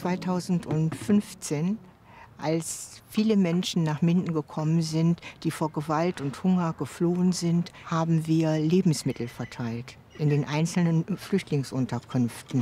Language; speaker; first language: German; native; German